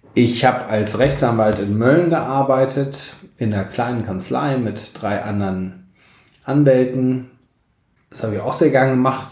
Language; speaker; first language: German; native; German